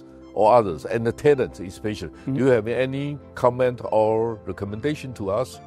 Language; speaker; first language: English; non-native, fluent; Chinese